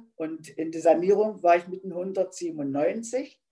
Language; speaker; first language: German; native; German